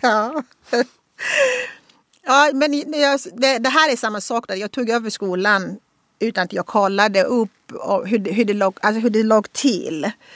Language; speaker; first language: Swedish; non-native, fluent; Portuguese